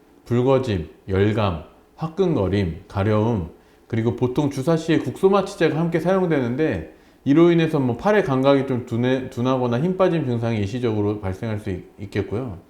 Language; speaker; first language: Korean; native; Korean